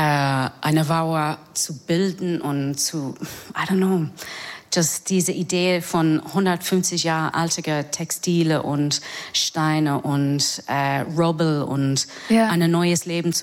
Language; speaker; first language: German; non-native, fluent; English